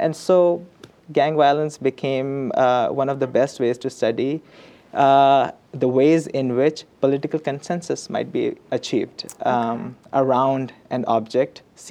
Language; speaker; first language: English; non-native, local second language; Urdu